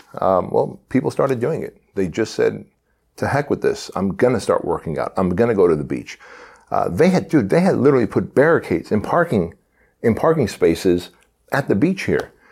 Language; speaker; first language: English; early bilingual, other home language; Armenian